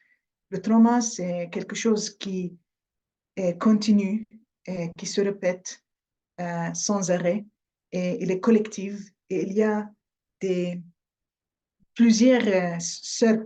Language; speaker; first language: French; non-native, fluent; Arabic